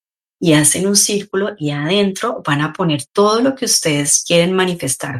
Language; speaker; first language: Spanish; native; Spanish